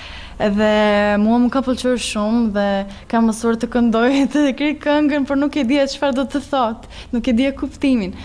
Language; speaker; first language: Albanian; non-native, fluent; Serbian